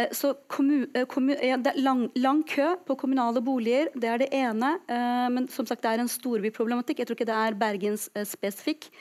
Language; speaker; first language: Norwegian; non-native, fluent; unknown